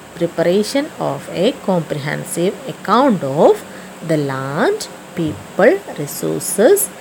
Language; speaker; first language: English; non-native, local second language; Malayalam